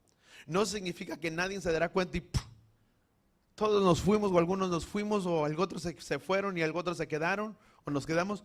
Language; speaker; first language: Spanish; native; Spanish